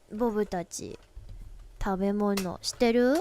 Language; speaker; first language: Japanese; non-native, learner; English